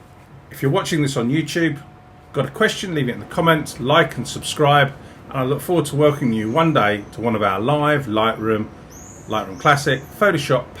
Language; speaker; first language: English; native; English